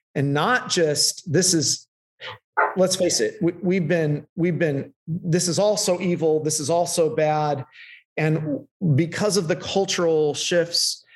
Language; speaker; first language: English; native; English